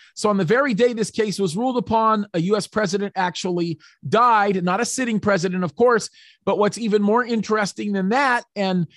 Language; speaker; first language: English; early bilingual, other home language; Arabic